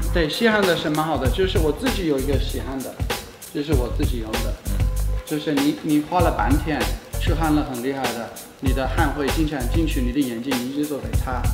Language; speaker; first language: Chinese; non-native, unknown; English